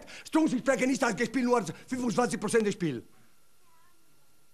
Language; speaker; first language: German; non-native, learner; Italian